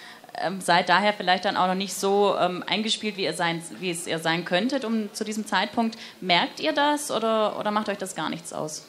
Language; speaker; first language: German; native; German